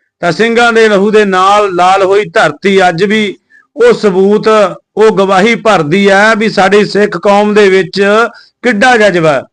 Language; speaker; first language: Punjabi; native; Punjabi